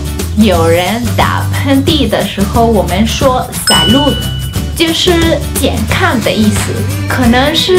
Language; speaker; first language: Chinese; non-native, fluent; Spanish